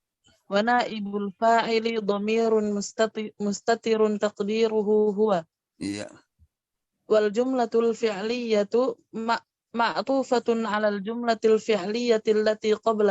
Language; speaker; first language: Arabic; non-native, learner; Indonesian